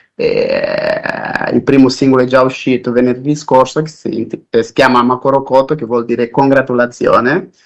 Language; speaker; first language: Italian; non-native, fluent; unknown